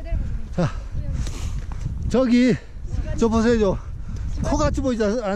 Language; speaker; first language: Korean; native; Korean